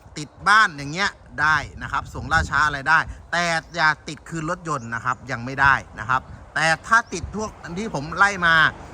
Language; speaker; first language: Thai; native; Thai